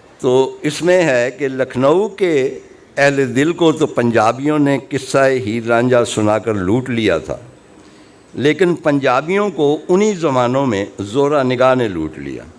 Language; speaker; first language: Urdu; non-native, local second language; Punjabi